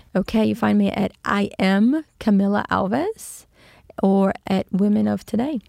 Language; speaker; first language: English; non-native, fluent; Portuguese